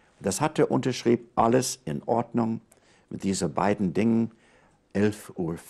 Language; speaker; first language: German; non-native, fluent; English